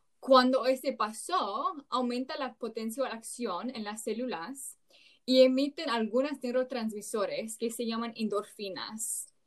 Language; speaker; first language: Spanish; non-native, learner; English